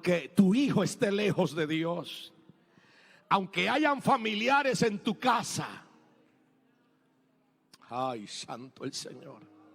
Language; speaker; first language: Spanish; native; Spanish